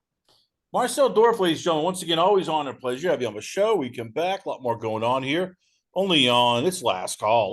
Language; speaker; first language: English; native; English